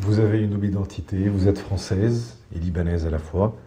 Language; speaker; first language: French; non-native, local second language; Arabic